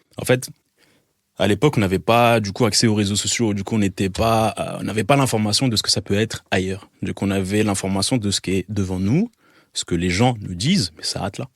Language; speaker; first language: French; non-native, local second language; Arabic